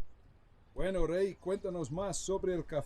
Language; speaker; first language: Spanish; non-native, fluent; English